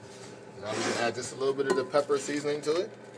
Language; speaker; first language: English; native; English